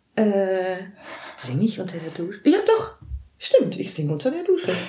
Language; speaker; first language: German; native; German